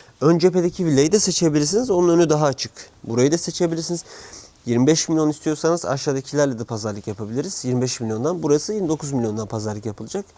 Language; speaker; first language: Turkish; native; Turkish